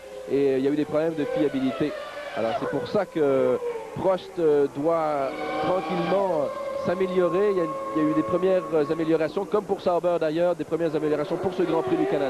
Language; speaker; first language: French; native; French